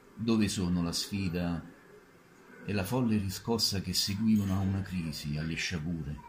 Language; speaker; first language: Italian; native; Italian